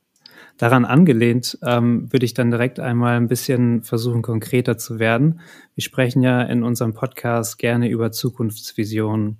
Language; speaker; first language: German; native; German